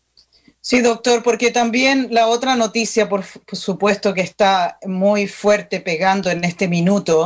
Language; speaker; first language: Spanish; native; Spanish